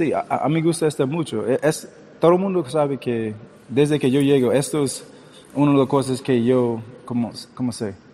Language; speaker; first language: Spanish; early bilingual, heritage; English